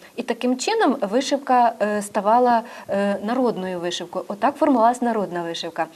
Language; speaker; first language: Ukrainian; native; Ukrainian